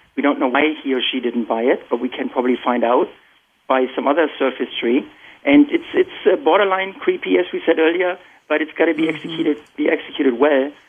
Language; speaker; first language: English; non-native, fluent; German